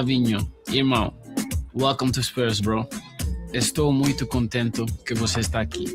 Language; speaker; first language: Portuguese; non-native, learner; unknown